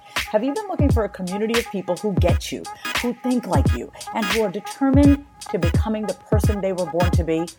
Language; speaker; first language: English; native; English